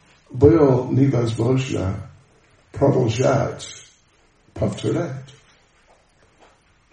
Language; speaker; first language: Russian; non-native, learner; English